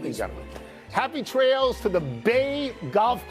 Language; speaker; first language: English; native; English